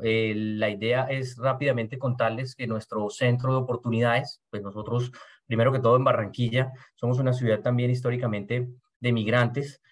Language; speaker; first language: Spanish; native; Spanish